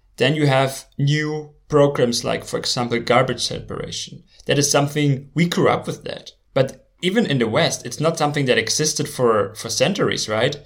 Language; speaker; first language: English; non-native, fluent; German